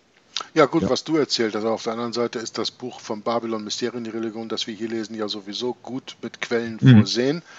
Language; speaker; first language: German; native; German